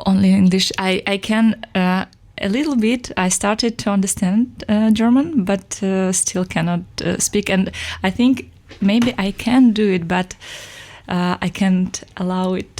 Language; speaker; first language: English; non-native, fluent; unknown